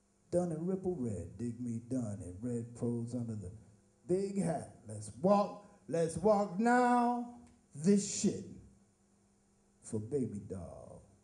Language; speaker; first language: English; native; English